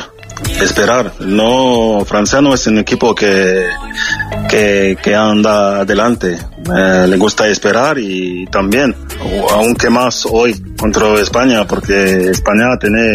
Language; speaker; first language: Spanish; non-native, fluent; French